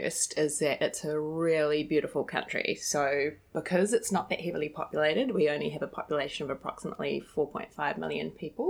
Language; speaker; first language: English; native; English